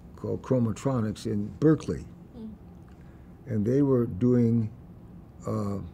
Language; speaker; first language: English; native; English